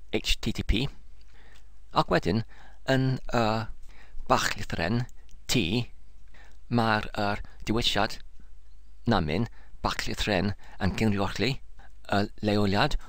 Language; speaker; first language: Welsh; non-native, learner; English